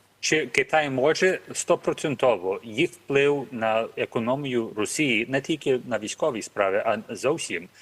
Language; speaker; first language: Ukrainian; early bilingual, heritage; Ukrainian